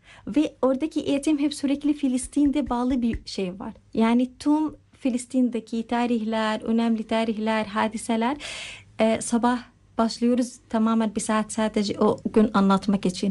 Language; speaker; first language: Turkish; non-native, fluent; Arabic